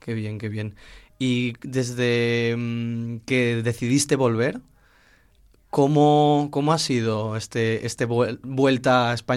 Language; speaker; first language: Spanish; native; Spanish